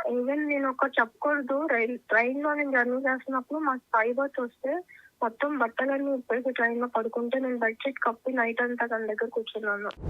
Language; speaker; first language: Telugu; native; Telugu